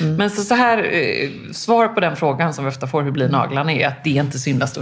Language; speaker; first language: Swedish; native; Swedish